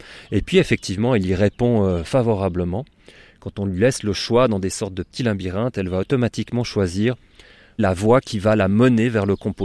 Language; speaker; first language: French; native; French